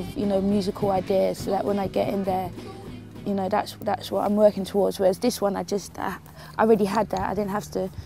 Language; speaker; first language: English; native; English